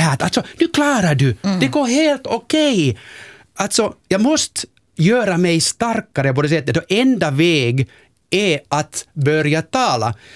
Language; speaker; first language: Swedish; non-native, local second language; Finnish